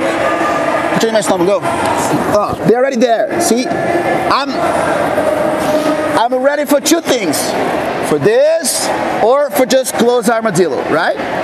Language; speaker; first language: English; non-native, fluent; Portuguese